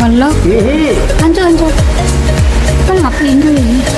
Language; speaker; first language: Korean; non-native, learner; Filipino